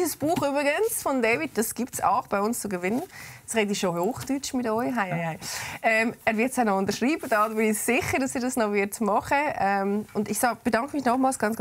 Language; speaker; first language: German; native; German